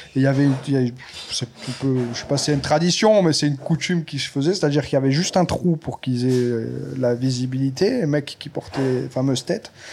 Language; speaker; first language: French; native; French